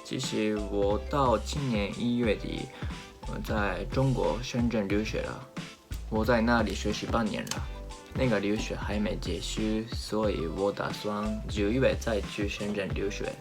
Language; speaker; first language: Chinese; non-native, learner; Japanese